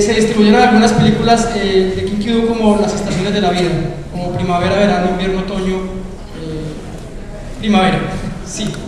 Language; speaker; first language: Spanish; native; Spanish